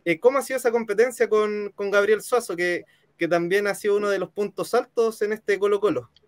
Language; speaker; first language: Spanish; native; Spanish